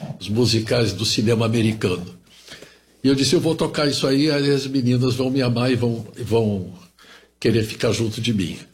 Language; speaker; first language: Portuguese; early bilingual, other home language; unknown